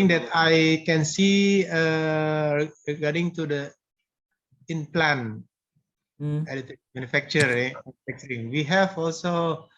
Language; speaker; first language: English; non-native, fluent; Indonesian